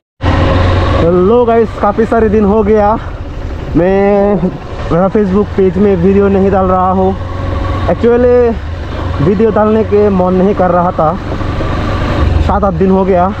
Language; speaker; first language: Hindi; non-native, learner; Chakma